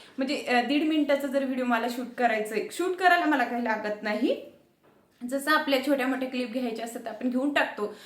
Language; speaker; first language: Marathi; non-native, local second language; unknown